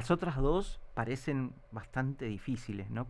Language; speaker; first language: Spanish; native; Spanish